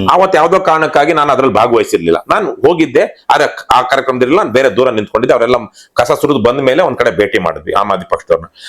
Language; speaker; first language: Kannada; native; Kannada